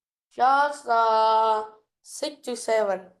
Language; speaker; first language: English; non-native, learner; Vietnamese